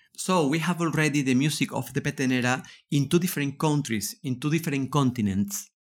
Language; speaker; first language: English; non-native, fluent; Spanish